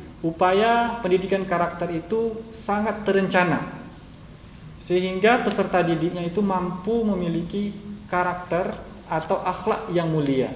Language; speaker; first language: Indonesian; native; Indonesian